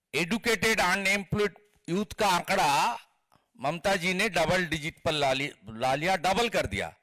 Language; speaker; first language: Hindi; non-native, local second language; Bangla